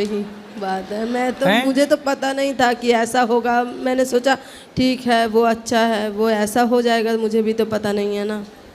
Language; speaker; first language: Hindi; non-native, local second language; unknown